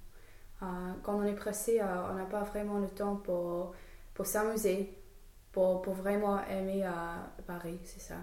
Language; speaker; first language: French; non-native, fluent; English